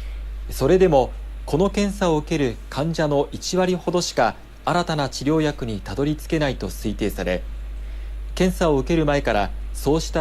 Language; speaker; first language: Japanese; native; Japanese